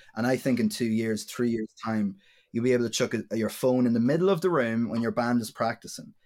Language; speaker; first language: English; native; English